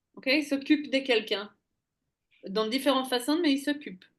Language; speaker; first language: French; non-native, fluent; Hebrew